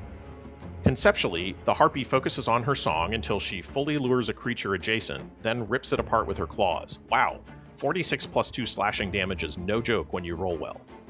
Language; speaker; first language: English; native; English